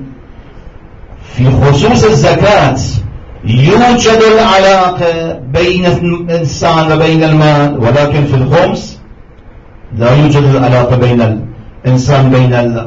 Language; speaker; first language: Arabic; non-native, fluent; Persian